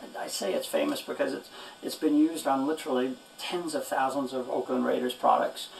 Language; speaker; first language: English; native; English